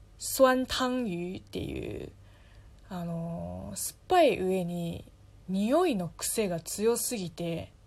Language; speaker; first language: Japanese; non-native, fluent; Chinese